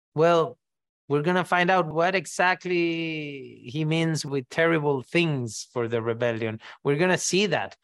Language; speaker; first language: English; non-native, fluent; Spanish